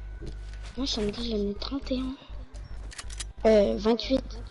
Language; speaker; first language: French; native; French